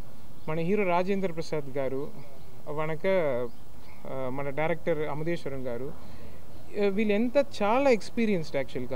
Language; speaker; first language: Telugu; non-native, learner; Tamil